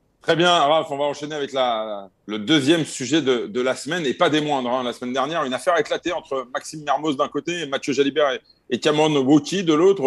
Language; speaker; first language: French; native; French